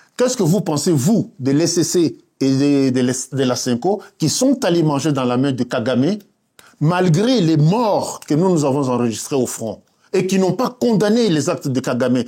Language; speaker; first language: French; non-native, local second language; Luba-Lulua